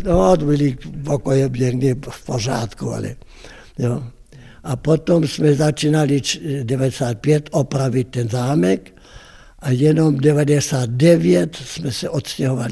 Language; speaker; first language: Czech; non-native, fluent; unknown